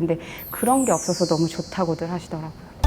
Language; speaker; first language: Korean; native; Korean